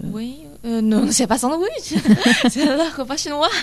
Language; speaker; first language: French; non-native, learner; Chinese